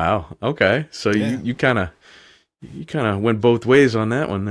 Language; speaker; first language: English; native; English